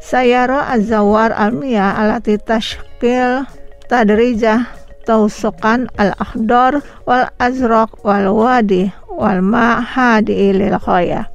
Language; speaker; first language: Arabic; non-native, fluent; Indonesian